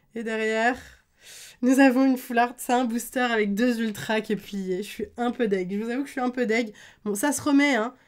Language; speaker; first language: French; native; French